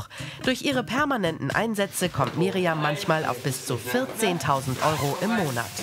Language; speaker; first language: German; native; German